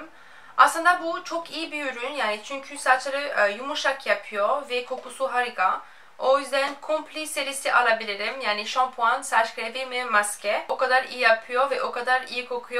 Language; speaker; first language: Turkish; non-native, fluent; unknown